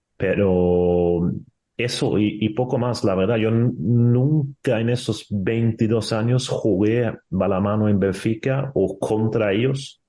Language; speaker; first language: Spanish; non-native, fluent; Swedish